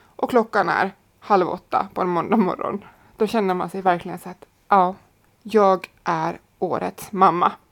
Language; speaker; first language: Swedish; native; Swedish